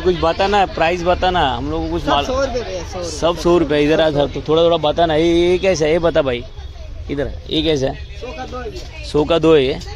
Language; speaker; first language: Hindi; non-native, local second language; Marathi